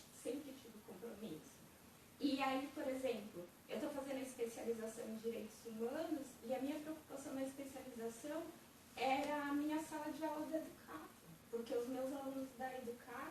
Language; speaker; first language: Portuguese; native; Portuguese